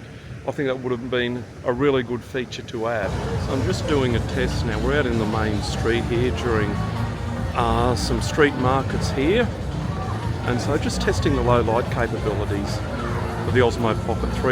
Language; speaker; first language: English; native; English